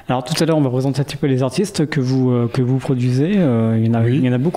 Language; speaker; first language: French; native; French